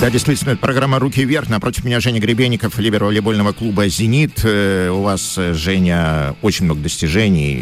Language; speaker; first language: Russian; native; Russian